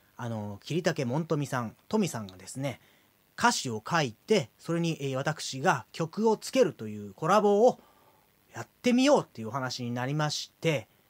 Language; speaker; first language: Japanese; native; Japanese